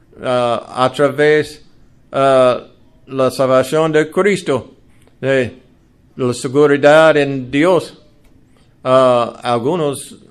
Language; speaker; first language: Spanish; non-native, learner; English